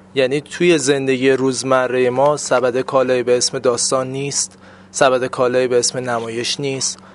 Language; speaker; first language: Persian; native; Persian